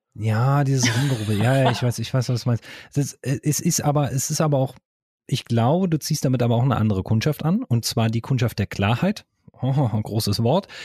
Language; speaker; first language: German; native; German